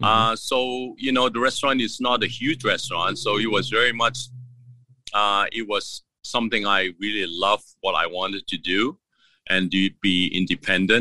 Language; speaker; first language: English; non-native, local second language; Cantonese